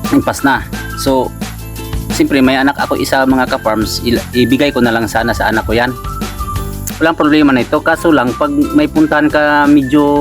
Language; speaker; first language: Filipino; non-native, fluent; Cebuano